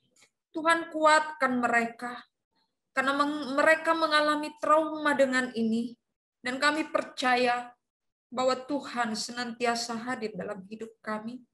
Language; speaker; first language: Indonesian; native; Indonesian